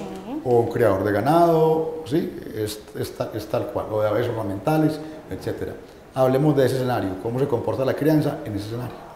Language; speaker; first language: Spanish; native; Spanish